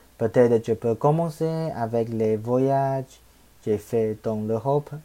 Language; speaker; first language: French; non-native, learner; Chinese